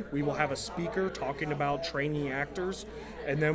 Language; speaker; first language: English; native; English